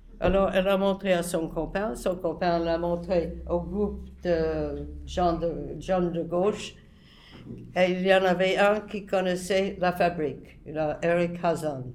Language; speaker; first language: French; non-native, fluent; English